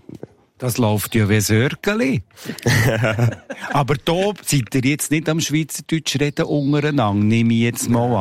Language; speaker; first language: German; native; German